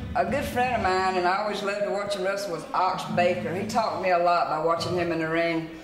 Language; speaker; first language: English; native; English